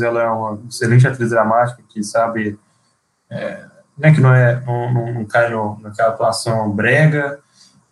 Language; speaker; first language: Portuguese; native; Portuguese